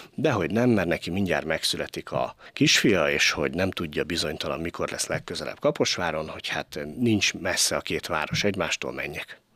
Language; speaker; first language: Hungarian; native; Hungarian